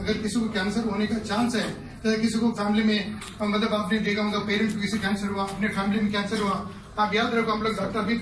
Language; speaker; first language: Hindi; native; Hindi